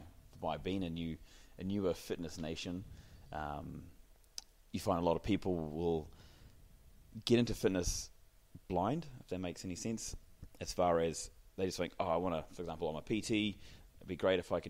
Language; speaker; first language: English; native; English